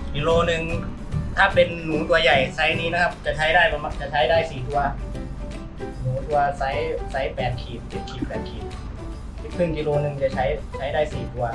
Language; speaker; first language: Thai; native; Thai